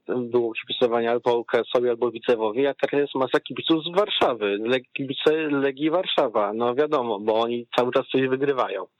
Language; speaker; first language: Polish; native; Polish